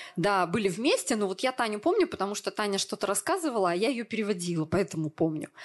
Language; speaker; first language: Russian; native; Russian